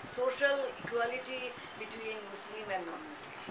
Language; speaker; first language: English; non-native, local second language; Bangla